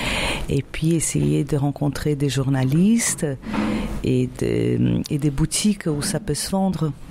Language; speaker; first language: French; non-native, fluent; Portuguese